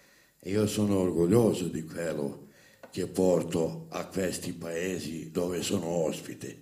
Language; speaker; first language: Italian; non-native, fluent; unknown